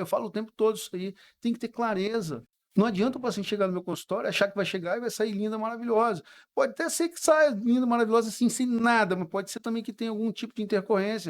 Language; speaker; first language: Portuguese; native; Portuguese